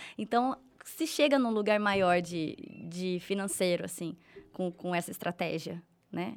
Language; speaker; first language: Portuguese; native; Portuguese